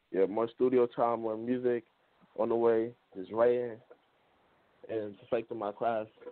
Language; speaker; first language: English; native; English